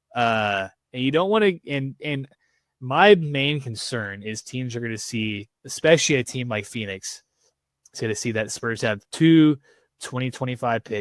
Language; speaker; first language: English; native; English